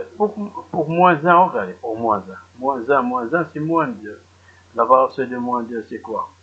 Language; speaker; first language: French; non-native, local second language; Arabic